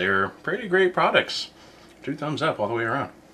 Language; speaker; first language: English; native; English